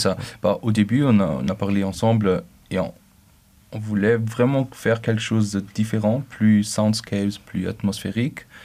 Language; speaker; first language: French; non-native, local second language; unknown